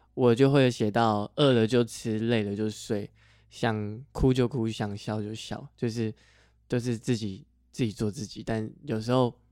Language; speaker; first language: Chinese; non-native, local second language; Hakka Chinese